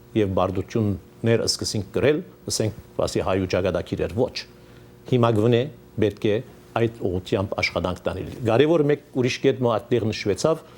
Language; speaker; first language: Armenian; early bilingual, heritage; Armenian